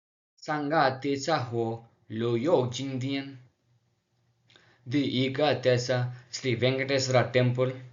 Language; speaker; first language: Chinese; non-native, learner; Telugu